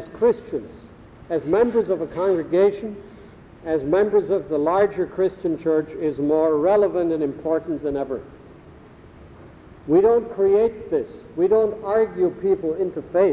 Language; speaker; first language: English; early bilingual, other home language; German